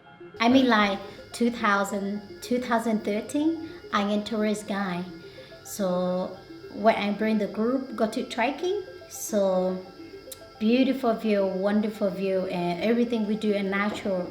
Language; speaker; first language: English; non-native, learner; Hmong